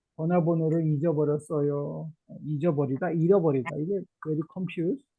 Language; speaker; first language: Korean; native; Korean